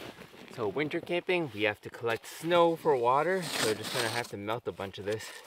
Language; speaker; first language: English; native; English